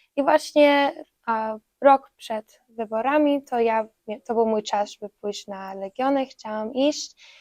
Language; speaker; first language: Polish; early bilingual, heritage; Polish